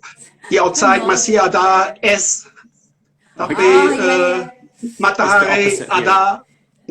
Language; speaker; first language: Indonesian; non-native, learner; German